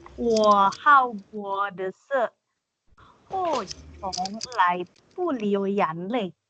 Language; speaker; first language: Chinese; non-native, learner; Indonesian